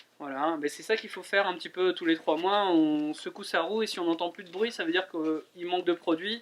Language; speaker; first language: French; native; French